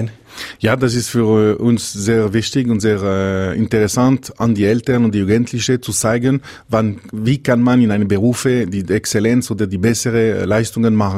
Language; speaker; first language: German; non-native, local second language; French